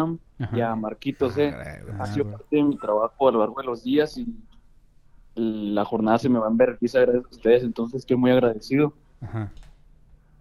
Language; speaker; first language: Spanish; native; Spanish